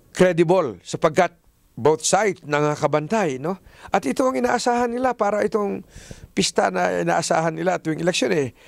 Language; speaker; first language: Filipino; native; Filipino